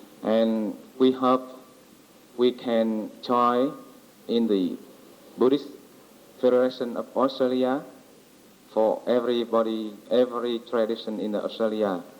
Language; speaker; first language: English; non-native, learner; Vietnamese